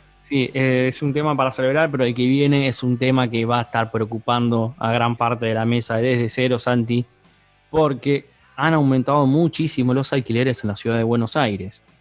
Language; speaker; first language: Spanish; native; Spanish